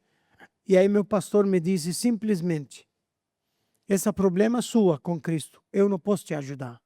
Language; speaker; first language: Portuguese; non-native, fluent; Arabic